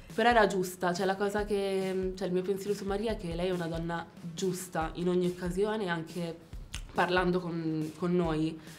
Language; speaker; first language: Italian; native; Italian